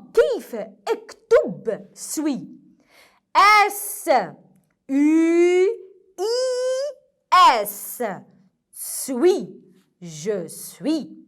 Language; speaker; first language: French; non-native, local second language; Arabic